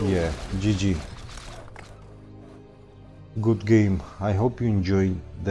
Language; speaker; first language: English; non-native, fluent; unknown